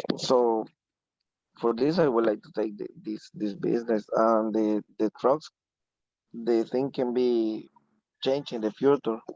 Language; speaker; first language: English; non-native, learner; Spanish